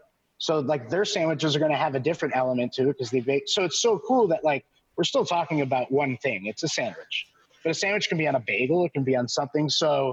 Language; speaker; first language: English; native; English